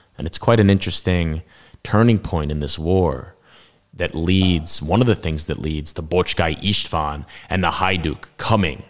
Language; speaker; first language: English; native; English